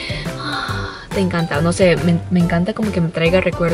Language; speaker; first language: Spanish; early bilingual, other home language; Cantonese